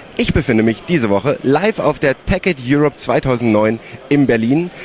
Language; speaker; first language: German; native; German